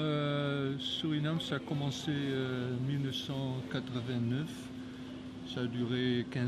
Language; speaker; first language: French; non-native, fluent; Dutch